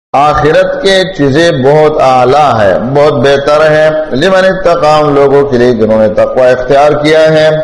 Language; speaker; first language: Urdu; non-native, local second language; Pashto